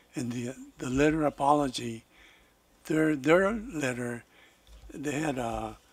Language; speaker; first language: English; non-native, fluent; Spanish